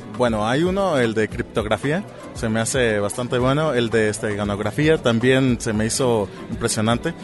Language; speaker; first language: Spanish; native; Spanish